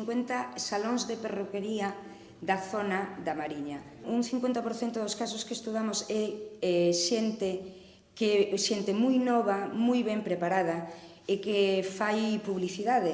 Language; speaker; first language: Galician; native; Galician